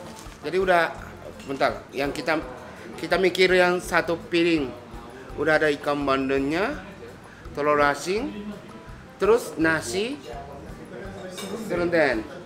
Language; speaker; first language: Indonesian; non-native, fluent; Japanese